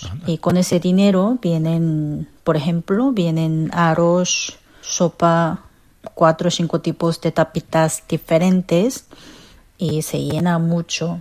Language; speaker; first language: Spanish; non-native, fluent; Korean